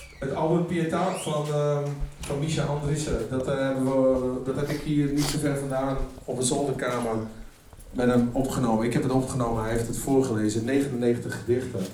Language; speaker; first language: Dutch; non-native, local second language; Western Frisian